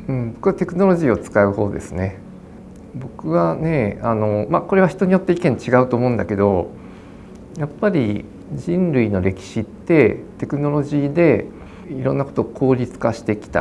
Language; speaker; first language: Japanese; native; Japanese